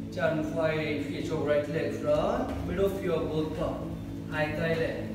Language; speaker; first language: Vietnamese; non-native, learner; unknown